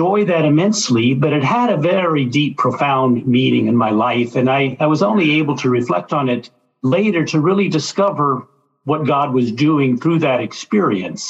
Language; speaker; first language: English; native; English